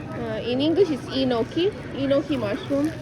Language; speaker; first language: English; non-native, fluent; Italian